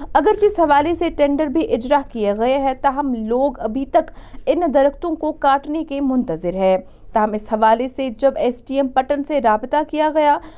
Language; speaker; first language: Urdu; non-native, local second language; Kashmiri